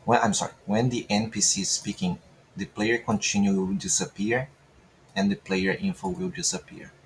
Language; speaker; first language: English; non-native, fluent; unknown